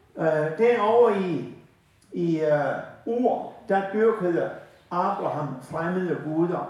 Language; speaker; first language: Danish; native; Danish